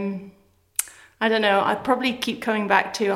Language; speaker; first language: English; native; English